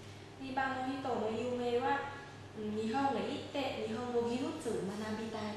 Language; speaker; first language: Japanese; non-native, fluent; Vietnamese